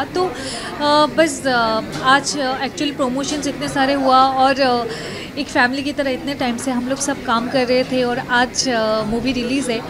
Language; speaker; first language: Hindi; native; Hindi